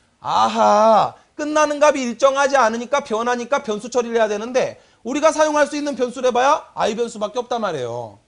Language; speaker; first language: Korean; native; Korean